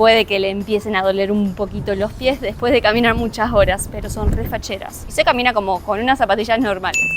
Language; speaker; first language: Spanish; native; Spanish